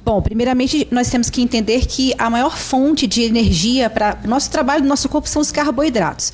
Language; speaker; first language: Portuguese; native; Portuguese